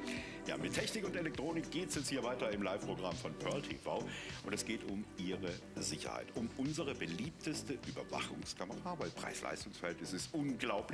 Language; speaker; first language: German; native; German